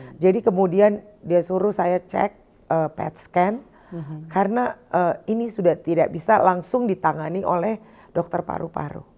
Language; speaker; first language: Indonesian; native; Indonesian